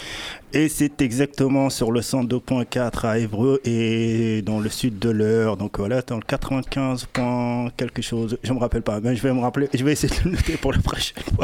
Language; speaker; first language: French; native; French